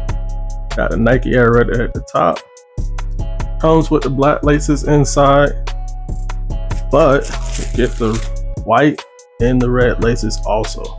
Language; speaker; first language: English; native; English